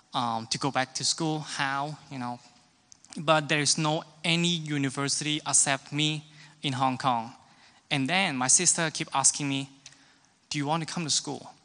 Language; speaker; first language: English; non-native, local second language; Cantonese